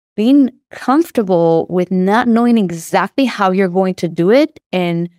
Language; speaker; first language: English; non-native, fluent; Hebrew